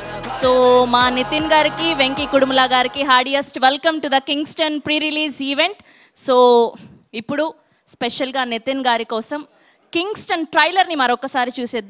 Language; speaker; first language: Telugu; native; Telugu